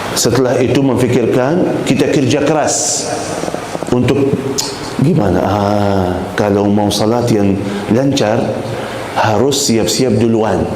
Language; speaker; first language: Malay; non-native, fluent; Arabic